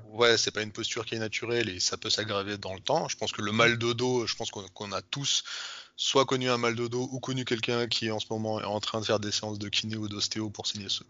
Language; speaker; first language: French; native; French